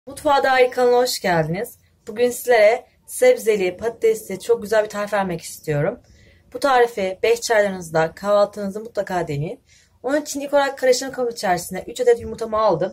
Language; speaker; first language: Turkish; native; Turkish